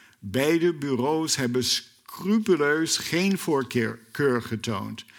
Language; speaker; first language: Dutch; non-native, fluent; English